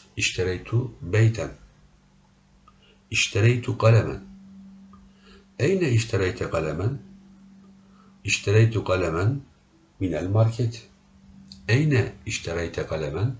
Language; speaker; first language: Arabic; non-native, learner; Turkish